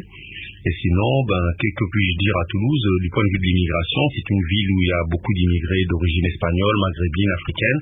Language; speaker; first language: French; non-native, local second language; Lingala